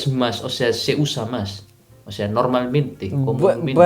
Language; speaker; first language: Spanish; non-native, fluent; Indonesian